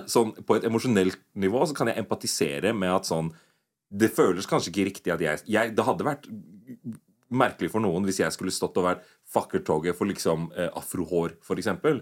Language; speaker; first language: Norwegian; early bilingual, other home language; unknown